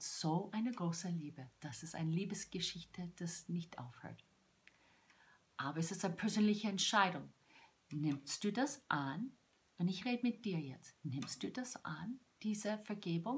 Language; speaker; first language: German; non-native, fluent; English